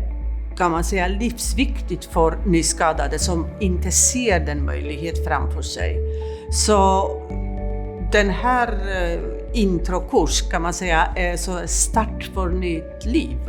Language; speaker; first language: Swedish; non-native, fluent; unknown